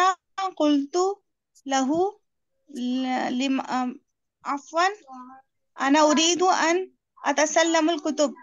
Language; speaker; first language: Arabic; non-native, learner; Urdu